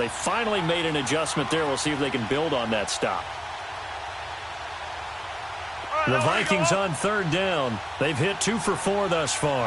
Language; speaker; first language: English; native; English